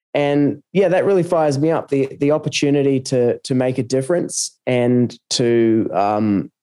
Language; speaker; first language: English; native; English